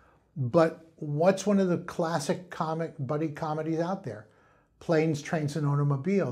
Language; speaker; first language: English; native; English